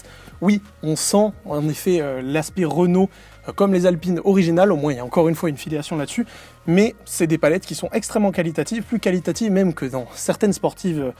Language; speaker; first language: French; native; French